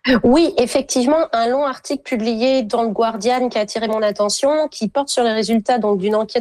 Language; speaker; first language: French; native; French